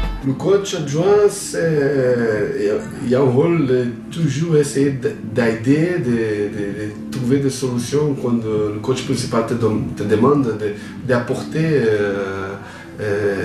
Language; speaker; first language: French; non-native, fluent; Portuguese